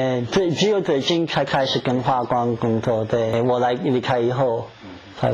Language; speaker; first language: Chinese; non-native, fluent; English